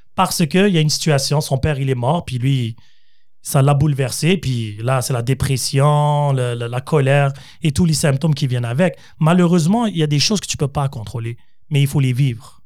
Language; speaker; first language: French; native; French